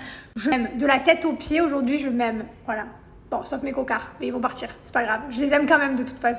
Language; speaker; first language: French; native; French